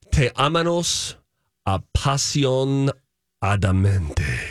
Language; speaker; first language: Spanish; non-native, learner; English